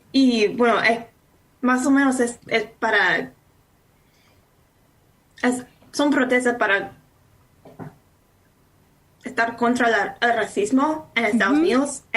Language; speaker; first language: Spanish; non-native, fluent; English